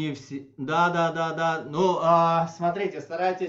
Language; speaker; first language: Russian; native; Russian